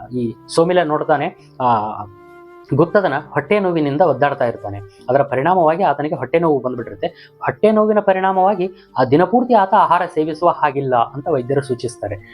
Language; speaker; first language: Kannada; native; Kannada